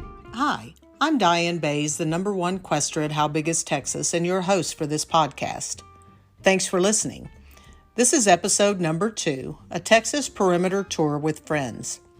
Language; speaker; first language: English; native; English